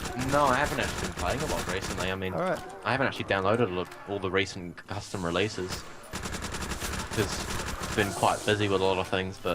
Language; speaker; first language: English; native; English